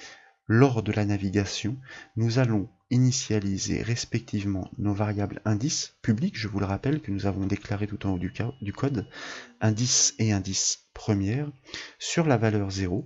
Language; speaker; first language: French; native; French